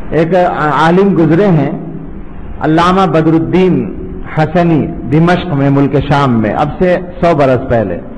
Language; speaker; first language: Urdu; native; Urdu